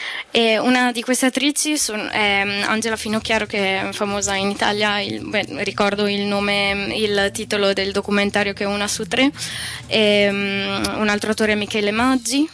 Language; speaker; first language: Italian; native; Italian